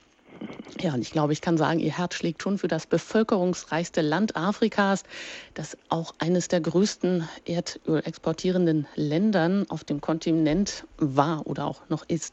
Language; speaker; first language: German; native; German